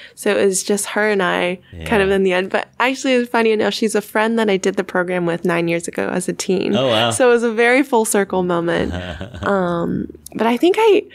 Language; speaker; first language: English; native; English